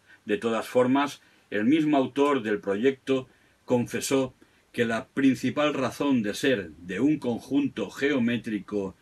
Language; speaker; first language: Spanish; non-native, local second language; Catalan